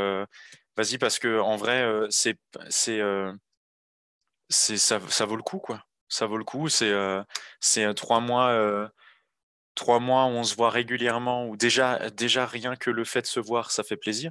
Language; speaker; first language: French; native; French